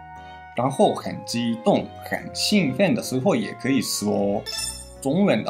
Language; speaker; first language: Chinese; non-native, fluent; Japanese